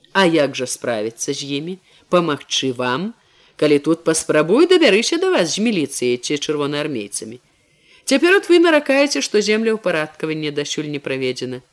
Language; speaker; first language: Belarusian; native; Belarusian